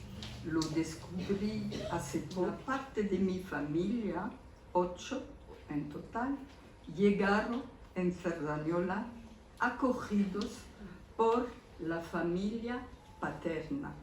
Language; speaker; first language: Spanish; early bilingual, heritage; Spanish